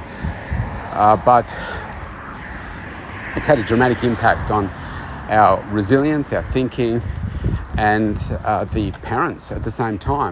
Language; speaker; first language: English; native; English